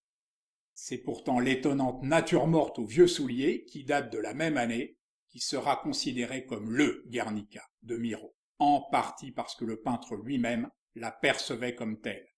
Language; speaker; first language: French; native; French